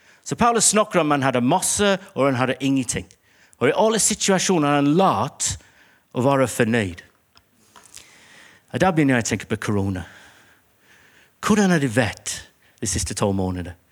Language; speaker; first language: Norwegian; non-native, fluent; English